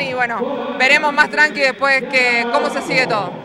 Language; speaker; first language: Spanish; native; Spanish